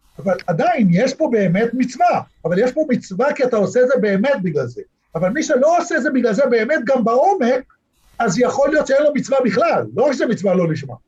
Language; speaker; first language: Hebrew; native; Hebrew